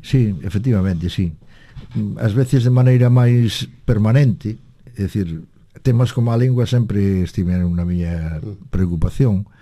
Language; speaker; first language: Galician; native; Galician